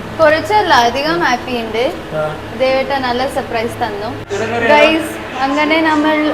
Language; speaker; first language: Malayalam; non-native, learner; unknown